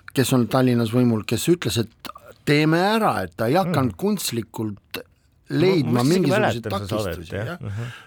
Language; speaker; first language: Estonian; non-native, local second language; Russian